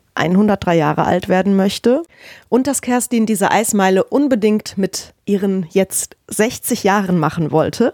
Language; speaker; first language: German; native; German